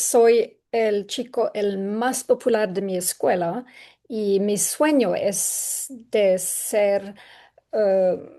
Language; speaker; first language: Spanish; non-native, learner; English